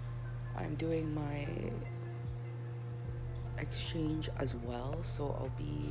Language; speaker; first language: English; native; English